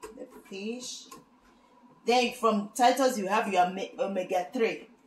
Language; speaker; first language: English; non-native, local second language; Igbo